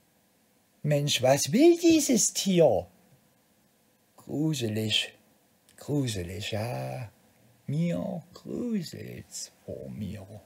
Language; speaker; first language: German; native; German